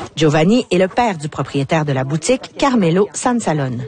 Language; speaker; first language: French; native; French